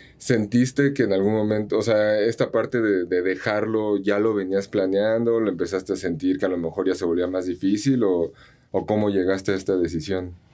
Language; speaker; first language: Spanish; native; Spanish